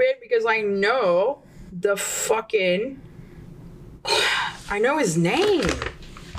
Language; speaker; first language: English; native; English